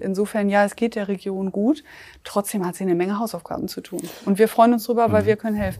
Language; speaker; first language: German; native; German